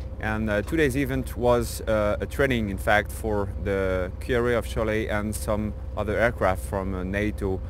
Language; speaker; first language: English; non-native, fluent; French